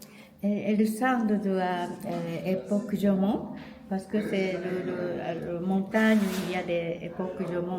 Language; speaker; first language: French; non-native, learner; Japanese